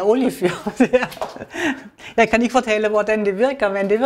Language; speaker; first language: Danish; non-native, learner; German